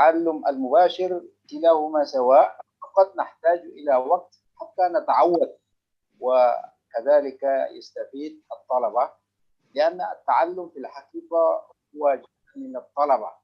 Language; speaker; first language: Arabic; non-native, local second language; Indonesian